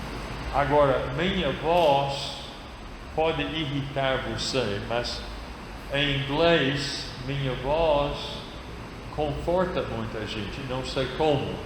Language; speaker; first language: Portuguese; non-native, fluent; English